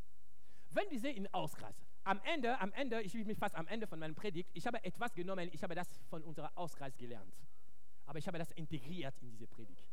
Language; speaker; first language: German; non-native, fluent; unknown